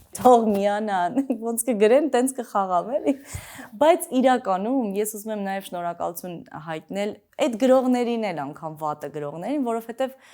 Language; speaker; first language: Armenian; early bilingual, other home language; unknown